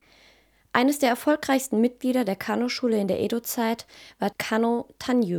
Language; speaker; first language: German; native; German